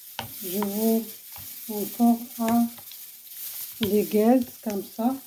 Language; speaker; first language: French; non-native, learner; Arabic